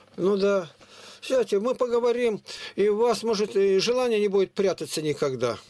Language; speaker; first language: Russian; native; Russian